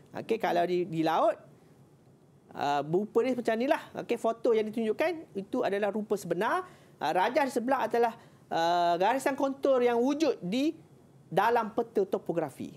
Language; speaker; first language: Malay; native; Malay